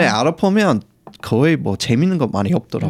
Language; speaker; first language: Korean; non-native, fluent; English